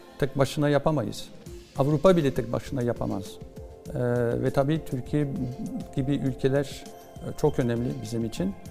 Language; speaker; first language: Turkish; non-native, fluent; French